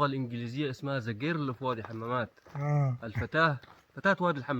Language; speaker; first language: Arabic; native; Arabic